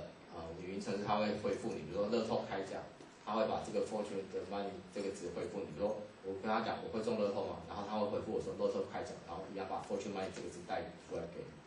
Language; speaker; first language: Chinese; native; Chinese